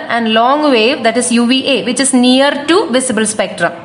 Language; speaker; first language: English; non-native, local second language; Malayalam